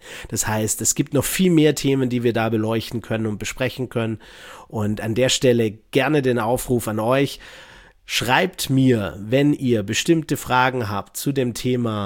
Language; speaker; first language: German; native; German